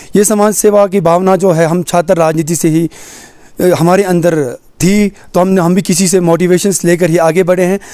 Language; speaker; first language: Hindi; native; Hindi